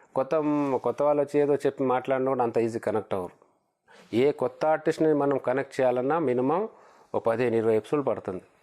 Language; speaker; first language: Telugu; non-native, local second language; Lambadi